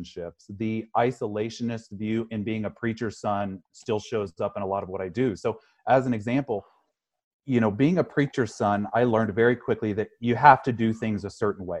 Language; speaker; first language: English; native; English